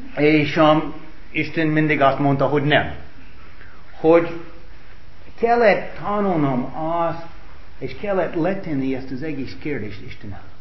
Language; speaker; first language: Hungarian; non-native, fluent; English